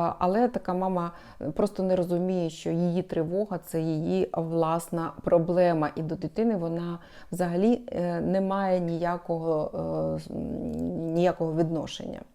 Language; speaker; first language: Ukrainian; non-native, local second language; Russian